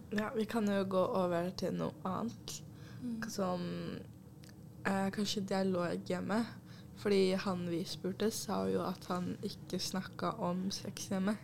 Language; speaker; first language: Norwegian; early bilingual, other home language; Urdu